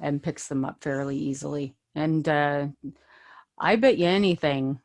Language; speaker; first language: English; native; English